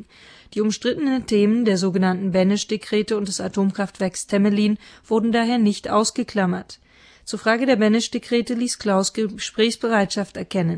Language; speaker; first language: German; native; German